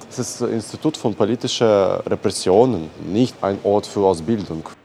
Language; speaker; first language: German; non-native, learner; Belarusian